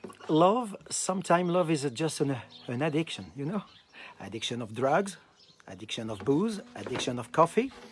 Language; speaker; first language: English; non-native, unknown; French